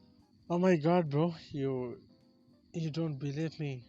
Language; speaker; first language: English; non-native, learner; Bangla